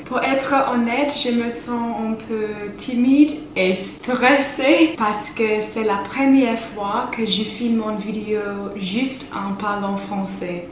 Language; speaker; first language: French; non-native, learner; English